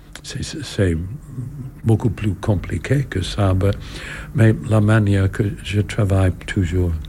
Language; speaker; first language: French; non-native, learner; English